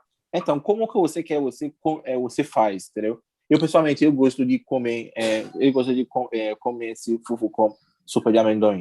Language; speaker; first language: Portuguese; non-native, learner; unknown